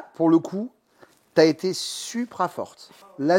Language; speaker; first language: French; native; French